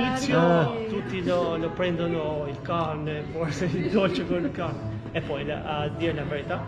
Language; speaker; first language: Italian; non-native, fluent; Albanian